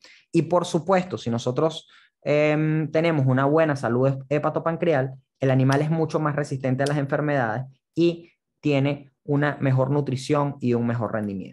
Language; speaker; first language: Spanish; native; Spanish